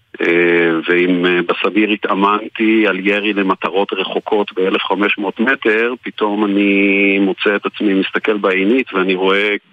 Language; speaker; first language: Hebrew; native; Hebrew